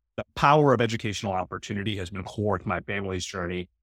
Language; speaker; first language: English; native; English